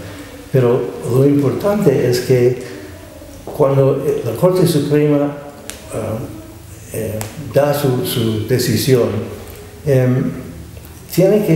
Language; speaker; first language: Spanish; non-native, fluent; English